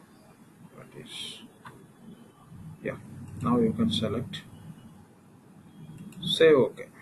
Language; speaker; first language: English; non-native, local second language; Telugu